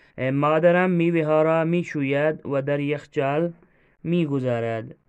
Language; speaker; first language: Persian; non-native, fluent; Urdu